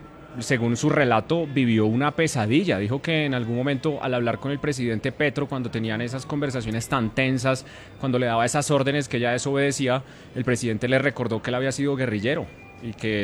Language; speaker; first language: Spanish; native; Spanish